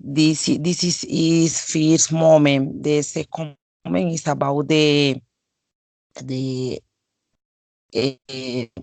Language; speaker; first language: English; non-native, learner; Spanish